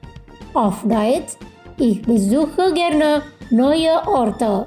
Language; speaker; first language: German; non-native, fluent; Indonesian